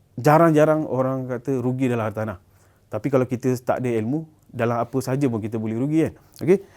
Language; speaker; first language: Malay; native; Malay